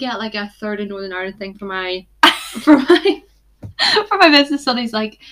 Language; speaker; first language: English; native; English